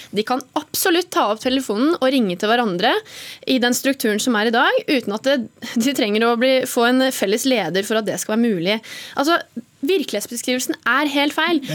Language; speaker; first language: Norwegian; native; Norwegian